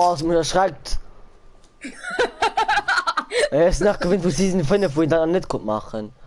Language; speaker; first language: German; non-native, local second language; Luxembourgish